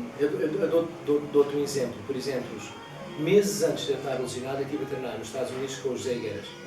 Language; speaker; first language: Portuguese; native; Portuguese